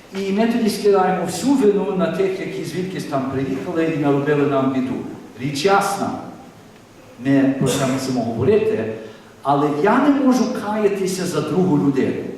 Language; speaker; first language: Ukrainian; early bilingual, heritage; Ukrainian